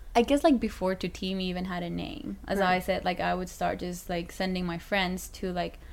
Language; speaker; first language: English; non-native, fluent; Spanish